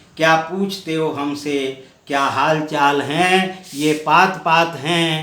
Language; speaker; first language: Hindi; native; Hindi